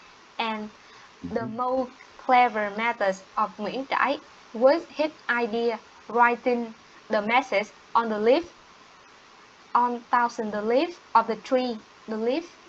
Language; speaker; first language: English; non-native, learner; Vietnamese